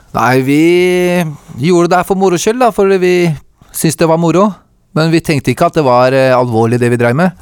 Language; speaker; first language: Norwegian; early bilingual, other home language; Kurdish